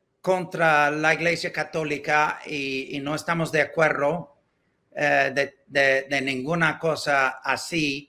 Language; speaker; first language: Spanish; non-native, learner; English